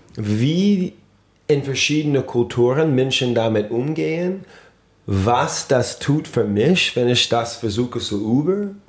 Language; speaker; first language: German; non-native, fluent; English